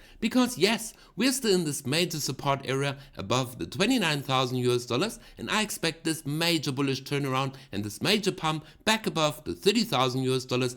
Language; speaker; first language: English; non-native, fluent; German